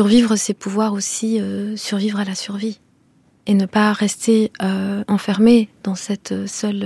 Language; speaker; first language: French; non-native, local second language; Kinyarwanda